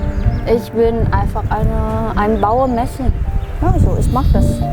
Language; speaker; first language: German; non-native, learner; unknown